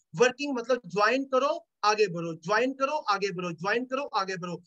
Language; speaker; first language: Hindi; native; Hindi